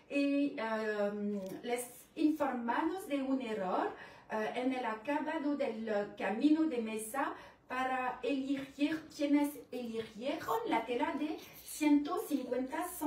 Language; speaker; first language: Spanish; non-native, learner; French